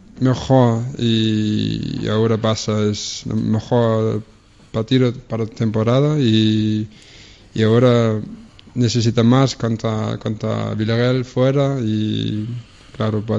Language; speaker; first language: Spanish; non-native, learner; Danish